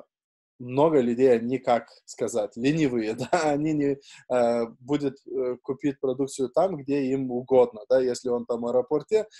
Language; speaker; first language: Russian; non-native, fluent; Lithuanian